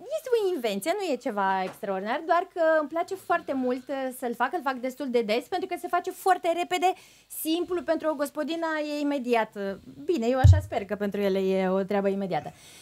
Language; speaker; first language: Romanian; non-native, fluent; Russian